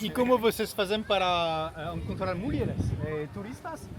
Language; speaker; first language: Portuguese; non-native, learner; French